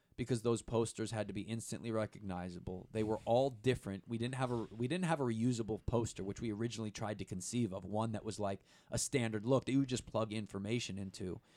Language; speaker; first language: English; native; English